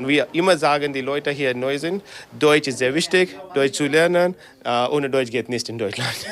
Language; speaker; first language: German; non-native, learner; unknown